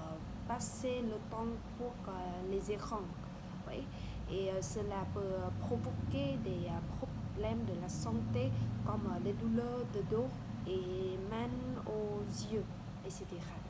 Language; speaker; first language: French; non-native, learner; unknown